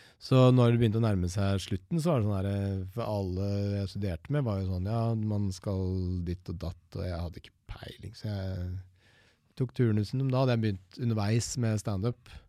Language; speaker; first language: Norwegian; native; Norwegian